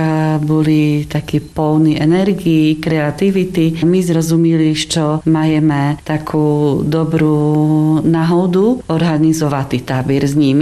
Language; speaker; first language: Ukrainian; non-native, local second language; Rusyn